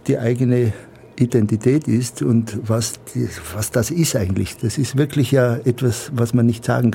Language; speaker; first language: German; native; German